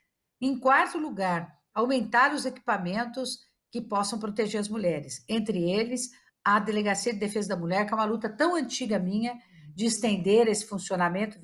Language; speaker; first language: Portuguese; native; Portuguese